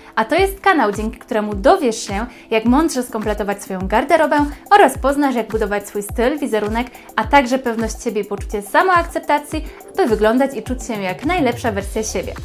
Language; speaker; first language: Polish; native; Polish